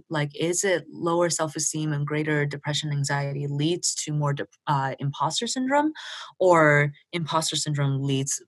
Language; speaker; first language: English; early bilingual, other home language; Chinese